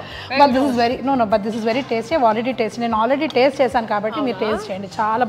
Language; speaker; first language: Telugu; native; Telugu